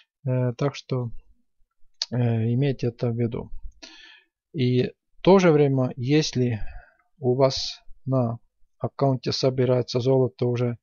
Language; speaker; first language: Russian; non-native, fluent; Estonian